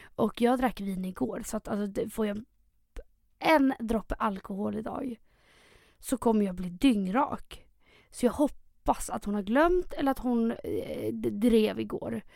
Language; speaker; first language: Swedish; early bilingual, other home language; Spanish